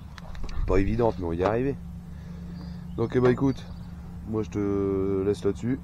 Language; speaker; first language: French; native; French